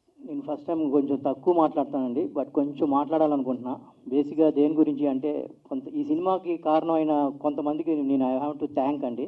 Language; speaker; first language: Telugu; native; Telugu